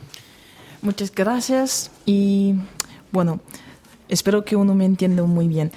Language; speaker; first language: Spanish; non-native, fluent; German